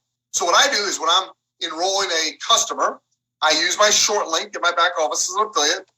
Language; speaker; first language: English; native; English